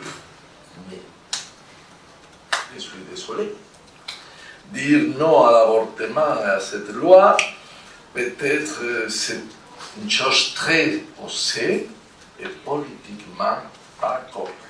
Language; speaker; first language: French; non-native, fluent; Spanish